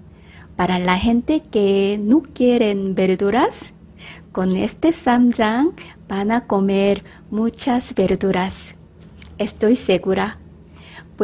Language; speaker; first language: Spanish; non-native, fluent; Korean